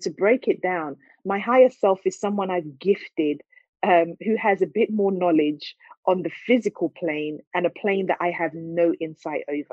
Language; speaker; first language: English; native; English